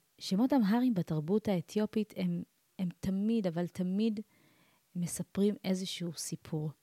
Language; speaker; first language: Hebrew; early bilingual, other home language; Amharic